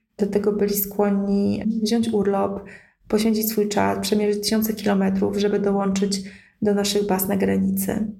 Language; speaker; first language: Polish; native; Polish